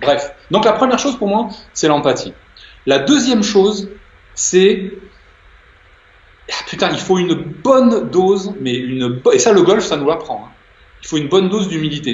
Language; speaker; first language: French; native; French